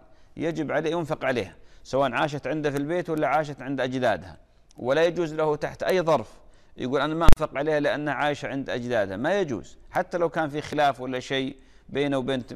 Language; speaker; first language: Arabic; native; Arabic